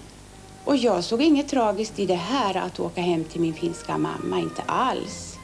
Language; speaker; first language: Swedish; early bilingual, other home language; Finnish